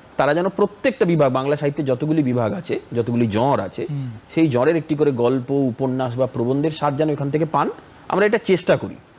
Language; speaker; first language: Bangla; native; Bangla